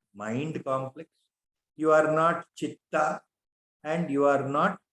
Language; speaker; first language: English; non-native, local second language; Kannada